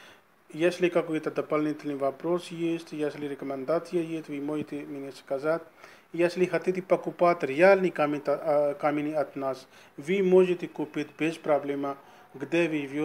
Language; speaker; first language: Russian; non-native, learner; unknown